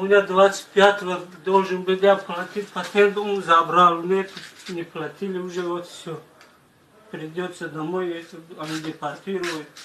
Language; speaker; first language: Russian; non-native, learner; Tajik